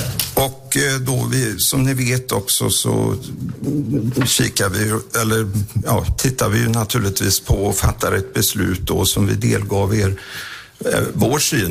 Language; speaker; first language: Swedish; native; Swedish